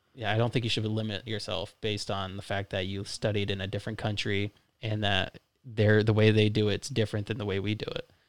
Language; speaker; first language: English; native; English